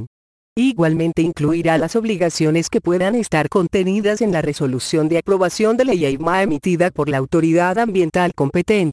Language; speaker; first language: Spanish; native; Spanish